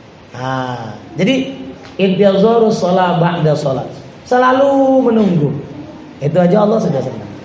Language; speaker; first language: Indonesian; native; Indonesian